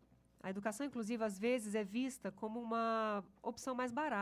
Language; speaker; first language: Portuguese; native; Portuguese